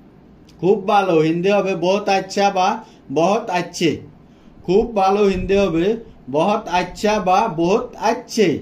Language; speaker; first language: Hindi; non-native, fluent; Bangla